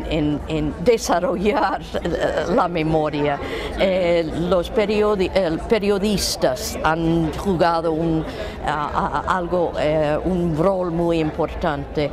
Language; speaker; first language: Spanish; non-native, fluent; English